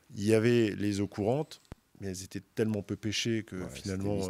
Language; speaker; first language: French; native; French